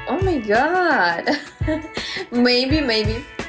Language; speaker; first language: English; non-native, learner; Russian